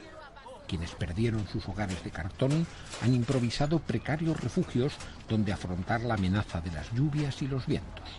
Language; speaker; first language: Spanish; native; Spanish